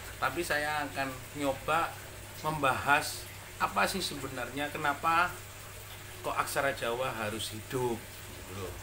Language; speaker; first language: Indonesian; non-native, local second language; Javanese